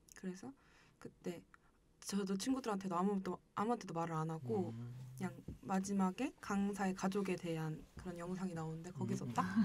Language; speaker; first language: Korean; native; Korean